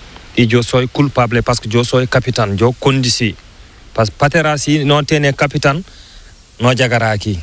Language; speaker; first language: Spanish; non-native, learner; Fula